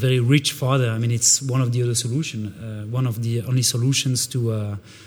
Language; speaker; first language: English; non-native, fluent; French